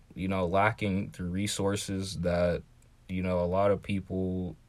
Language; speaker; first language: English; native; English